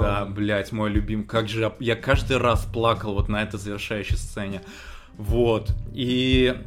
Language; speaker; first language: Russian; native; Russian